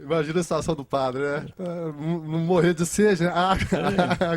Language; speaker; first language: Portuguese; native; Portuguese